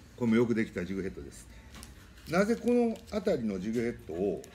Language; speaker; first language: Japanese; native; Japanese